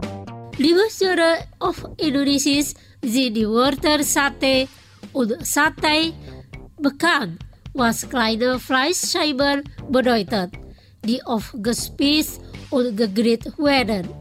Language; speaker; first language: German; non-native, fluent; Indonesian